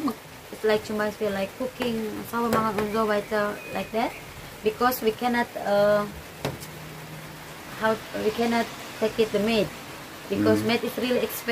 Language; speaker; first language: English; non-native, learner; Indonesian